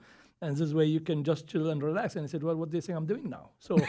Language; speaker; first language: English; non-native, fluent; Greek